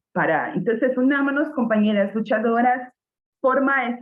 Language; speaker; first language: Spanish; non-native, fluent; Portuguese